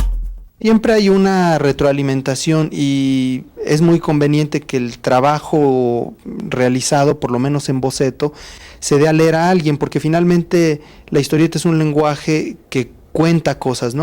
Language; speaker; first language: Spanish; native; Spanish